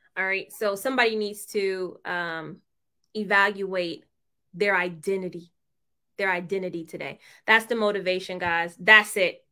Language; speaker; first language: English; native; English